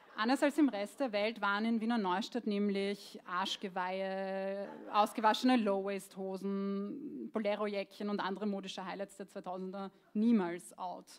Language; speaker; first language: German; early bilingual, other home language; Croatian